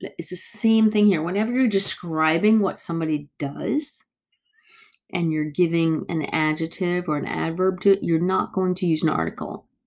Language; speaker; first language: English; native; English